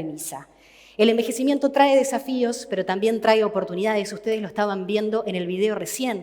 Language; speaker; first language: Spanish; native; Spanish